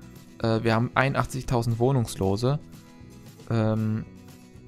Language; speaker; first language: German; native; German